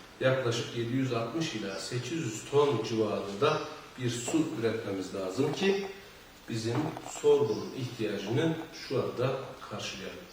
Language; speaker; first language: Turkish; native; Turkish